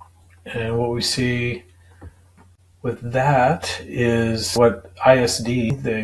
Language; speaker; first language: English; native; English